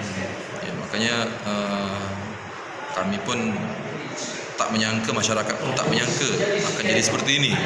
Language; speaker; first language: Indonesian; native; Indonesian